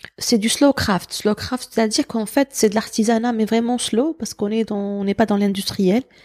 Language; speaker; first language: French; non-native, local second language; Berber languages